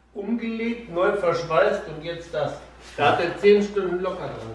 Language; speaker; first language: German; native; German